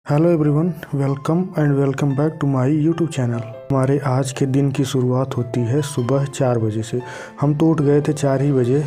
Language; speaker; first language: Hindi; native; Hindi